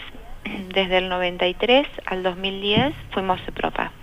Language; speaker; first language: Spanish; native; Spanish